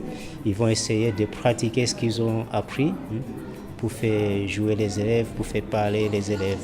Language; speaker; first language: French; native; French